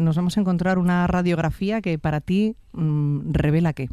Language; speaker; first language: Spanish; native; Spanish